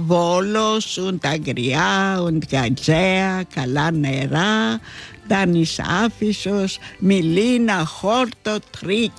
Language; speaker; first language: German; non-native, learner; Greek